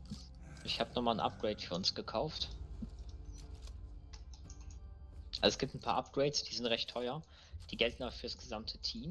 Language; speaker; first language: German; native; German